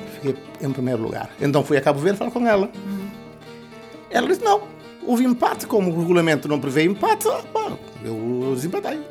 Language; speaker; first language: Portuguese; non-native, local second language; Kabuverdianu